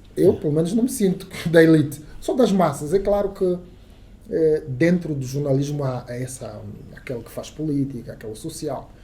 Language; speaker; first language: Portuguese; non-native, local second language; Kongo